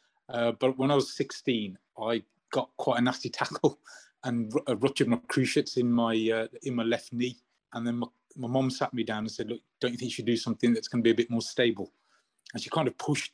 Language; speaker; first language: English; native; English